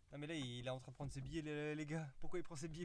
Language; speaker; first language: French; native; French